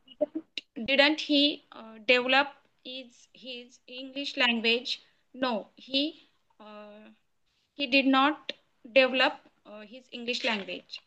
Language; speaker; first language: English; non-native, learner; Marathi